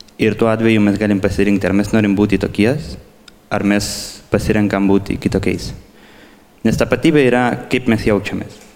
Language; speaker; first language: Lithuanian; early bilingual, heritage; Lithuanian